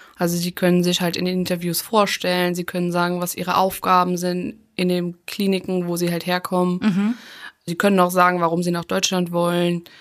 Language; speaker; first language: German; native; German